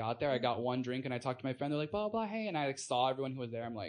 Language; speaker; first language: English; native; English